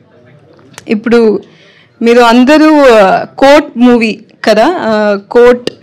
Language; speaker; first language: Telugu; non-native, learner; Tamil